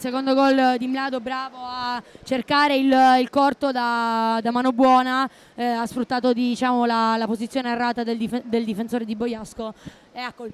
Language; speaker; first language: Italian; native; Italian